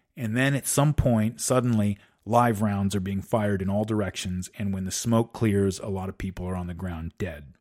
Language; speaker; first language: English; native; English